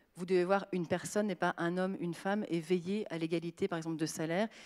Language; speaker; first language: French; native; French